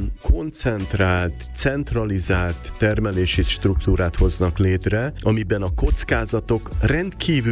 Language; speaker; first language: Hungarian; native; Hungarian